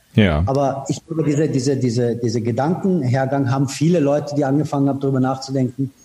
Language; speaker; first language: German; non-native, fluent; Persian